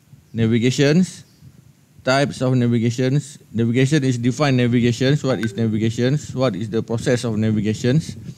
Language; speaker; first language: English; non-native, local second language; Malay